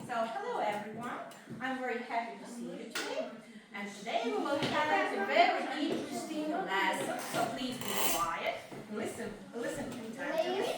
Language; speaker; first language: English; non-native, fluent; Ukrainian